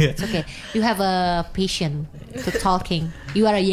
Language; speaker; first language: English; non-native, learner; Indonesian